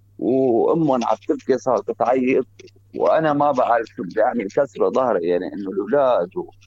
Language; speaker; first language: Arabic; native; Arabic